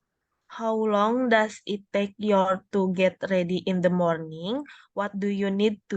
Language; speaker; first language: English; non-native, learner; Indonesian